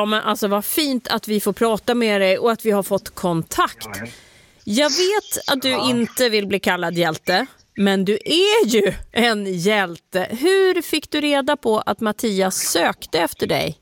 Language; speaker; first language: Swedish; native; Swedish